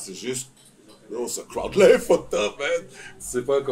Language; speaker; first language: French; native; French